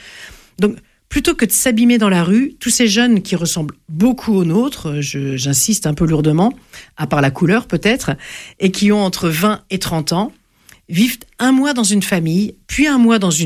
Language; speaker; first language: French; native; French